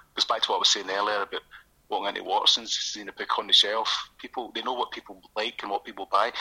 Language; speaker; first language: English; native; English